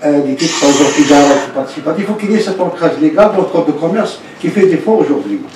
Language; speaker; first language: French; non-native, local second language; Arabic